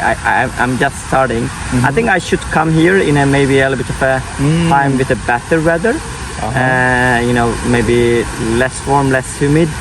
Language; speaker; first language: English; non-native, fluent; Turkish